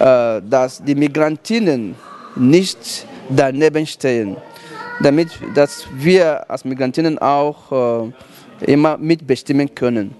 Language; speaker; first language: German; non-native, fluent; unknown